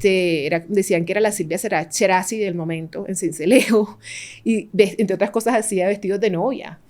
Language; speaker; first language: Spanish; native; Spanish